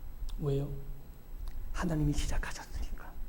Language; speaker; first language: Korean; native; Korean